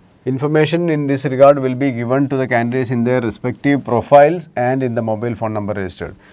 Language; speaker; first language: English; non-native, local second language; Malayalam